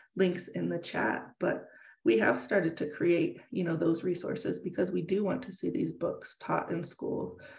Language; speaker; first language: English; native; English